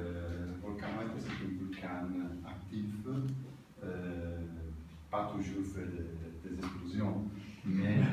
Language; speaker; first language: French; non-native, learner; Italian